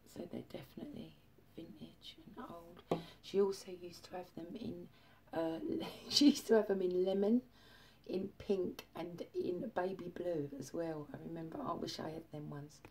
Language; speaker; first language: English; native; English